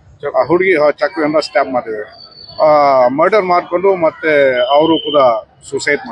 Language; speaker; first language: Kannada; non-native, fluent; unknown